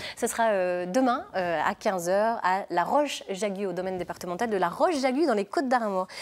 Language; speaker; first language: French; native; French